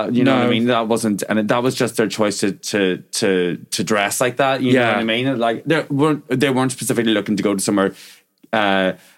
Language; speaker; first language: English; native; English